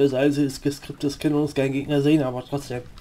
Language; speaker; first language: German; native; German